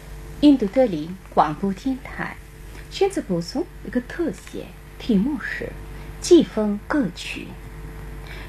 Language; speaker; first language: Chinese; non-native, fluent; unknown